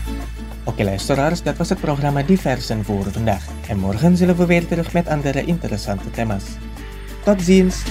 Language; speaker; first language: Dutch; non-native, fluent; Indonesian